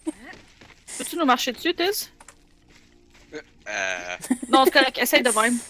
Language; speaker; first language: French; native; French